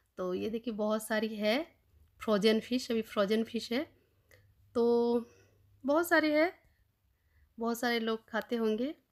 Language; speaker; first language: Hindi; non-native, local second language; Bangla